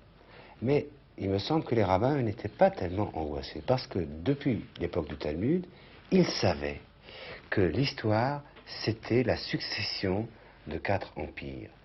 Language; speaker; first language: French; native; French